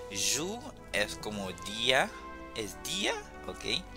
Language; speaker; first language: Spanish; non-native, fluent; Haitian Creole